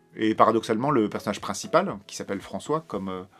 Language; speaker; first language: French; native; French